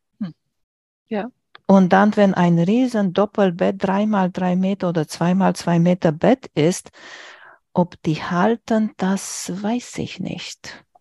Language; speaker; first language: German; non-native, fluent; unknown